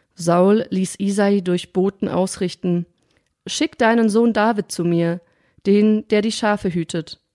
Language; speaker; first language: German; native; German